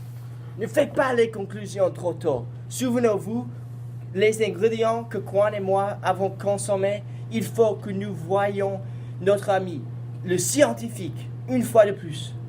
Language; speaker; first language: French; non-native, learner; English